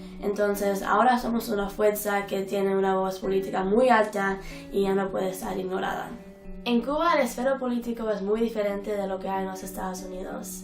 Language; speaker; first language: Spanish; early bilingual, heritage; Spanish